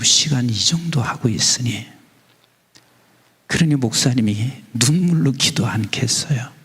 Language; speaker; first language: Korean; native; Korean